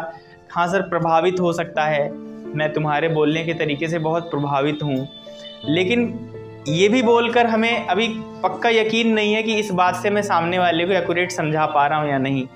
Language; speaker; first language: Hindi; native; Hindi